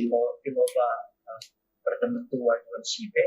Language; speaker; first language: Albanian; non-native, learner; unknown